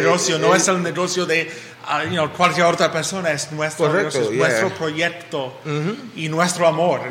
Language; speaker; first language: Spanish; non-native, fluent; English